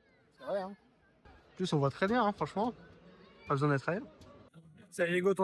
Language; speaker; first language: French; native; French